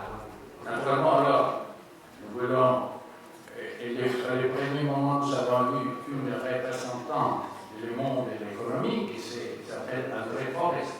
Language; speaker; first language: French; non-native, learner; Spanish